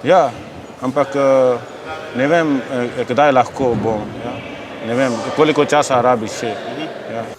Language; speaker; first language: Slovenian; non-native, learner; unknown